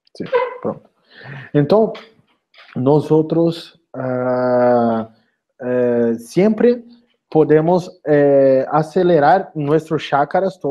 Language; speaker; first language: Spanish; non-native, learner; Portuguese